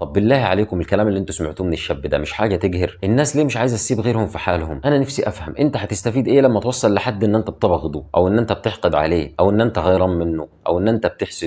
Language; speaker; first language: Arabic; native; Arabic